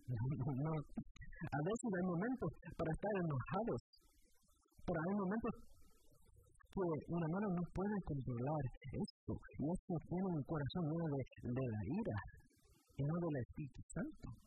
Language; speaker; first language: Spanish; early bilingual, heritage; English